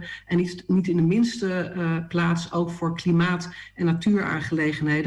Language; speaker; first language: Dutch; native; Dutch